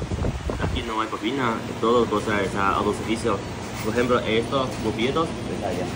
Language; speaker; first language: Spanish; non-native, learner; Chinese